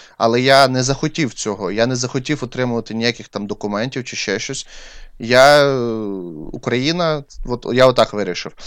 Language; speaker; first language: Ukrainian; non-native, local second language; Russian